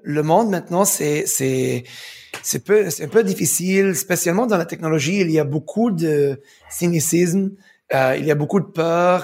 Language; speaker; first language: French; non-native, fluent; English